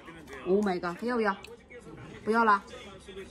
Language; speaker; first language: Chinese; native; Chinese